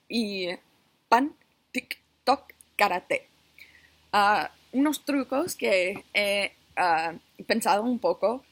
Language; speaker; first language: Spanish; non-native, learner; English